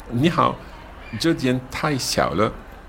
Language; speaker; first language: Chinese; non-native, learner; English